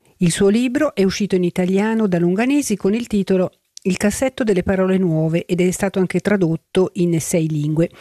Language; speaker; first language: Italian; native; Italian